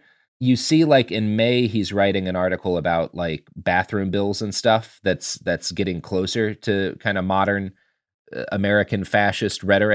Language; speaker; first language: English; native; English